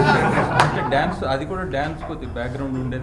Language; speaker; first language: Telugu; native; Telugu